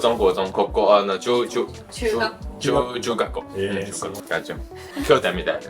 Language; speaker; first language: Japanese; non-native, learner; Chinese